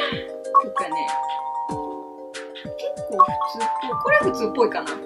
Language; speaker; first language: Japanese; native; Japanese